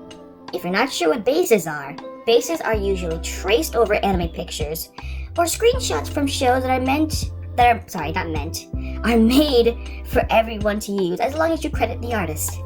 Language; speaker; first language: English; native; English